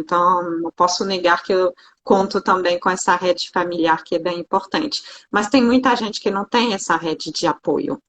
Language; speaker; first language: Portuguese; non-native, fluent; French